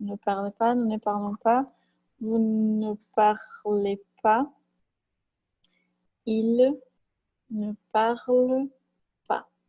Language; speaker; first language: French; non-native, fluent; Portuguese